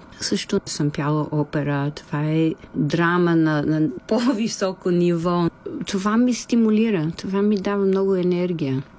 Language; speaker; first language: Bulgarian; non-native, fluent; English